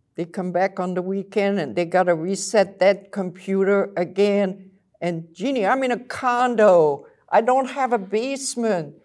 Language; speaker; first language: English; non-native, fluent; French